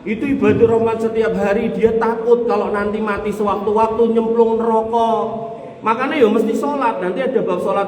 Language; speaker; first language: Indonesian; non-native, local second language; Javanese